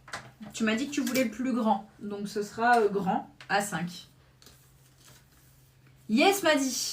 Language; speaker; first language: French; native; French